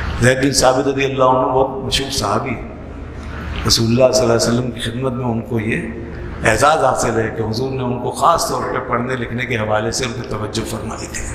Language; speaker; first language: Urdu; native; Urdu